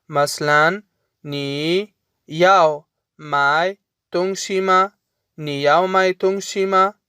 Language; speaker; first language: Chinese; non-native, fluent; Urdu